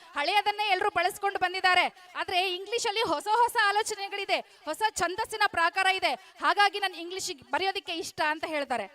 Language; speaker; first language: Kannada; native; Kannada